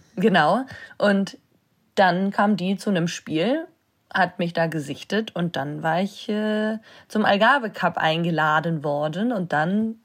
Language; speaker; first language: German; native; German